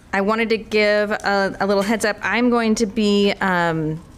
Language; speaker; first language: English; native; English